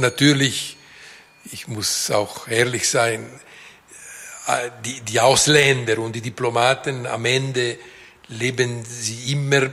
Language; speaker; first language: German; non-native, local second language; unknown